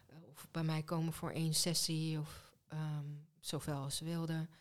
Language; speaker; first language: Dutch; early bilingual, other home language; Hebrew